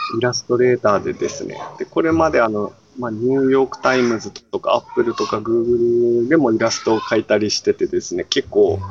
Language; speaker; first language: Japanese; native; Japanese